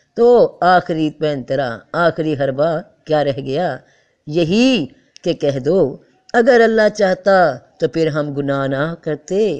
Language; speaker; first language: Urdu; native; Urdu